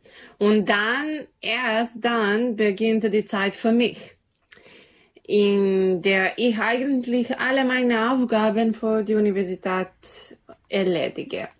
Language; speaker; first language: German; non-native, learner; Serbian